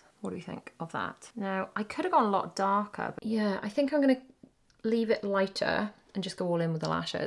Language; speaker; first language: English; native; English